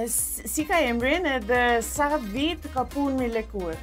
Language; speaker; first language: Albanian; non-native, learner; English